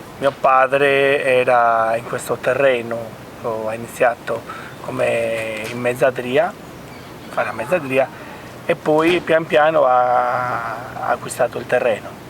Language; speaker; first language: Italian; native; Italian